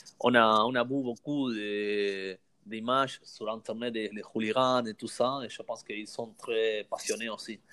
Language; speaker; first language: French; non-native, learner; Spanish